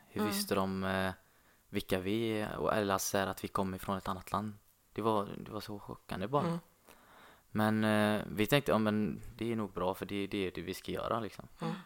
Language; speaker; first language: Swedish; non-native, fluent; Arabic